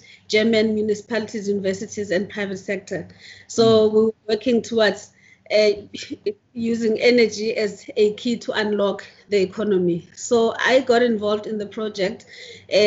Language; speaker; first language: English; non-native, local second language; Zulu